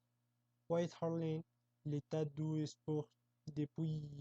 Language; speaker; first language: French; non-native, learner; Spanish